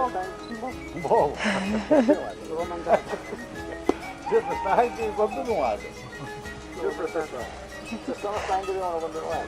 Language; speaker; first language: Italian; native; Italian